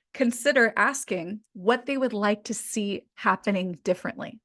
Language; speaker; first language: English; native; English